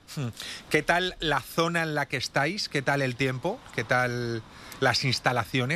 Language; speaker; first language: Spanish; native; Spanish